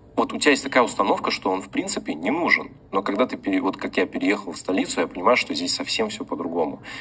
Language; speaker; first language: Russian; native; Russian